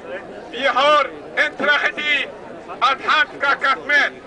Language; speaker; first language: Swedish; non-native, fluent; Persian